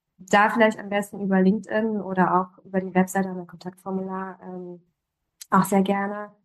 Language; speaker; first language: German; early bilingual, other home language; Polish